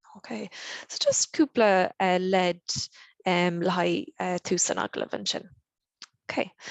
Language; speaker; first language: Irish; non-native, local second language; English